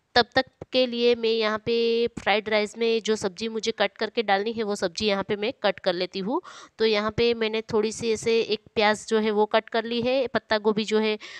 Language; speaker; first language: Hindi; non-native, local second language; Gujarati